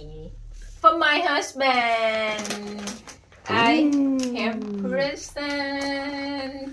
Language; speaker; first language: English; non-native, learner; Thai